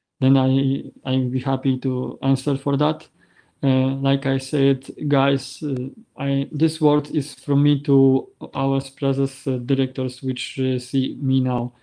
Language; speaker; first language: English; non-native, learner; Polish